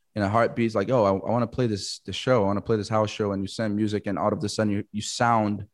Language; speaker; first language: English; non-native, fluent; Portuguese